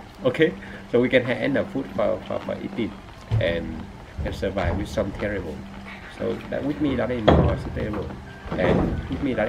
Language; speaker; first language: English; non-native, learner; Vietnamese